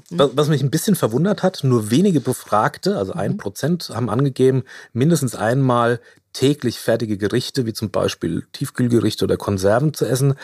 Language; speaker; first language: German; non-native, fluent; Spanish